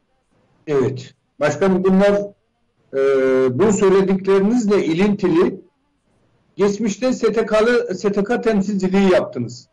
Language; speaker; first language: Turkish; native; Turkish